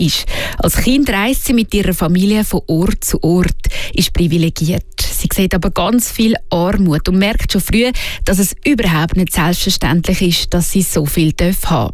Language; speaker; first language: German; native; German